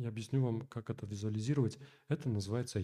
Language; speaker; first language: Russian; native; Russian